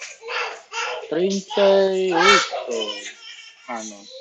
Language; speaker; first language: Portuguese; non-native, learner; English